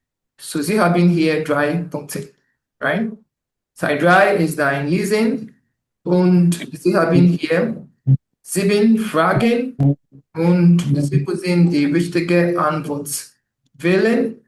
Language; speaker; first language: German; non-native, fluent; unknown